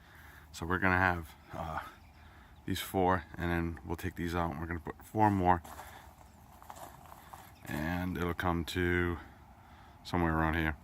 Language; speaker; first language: English; native; English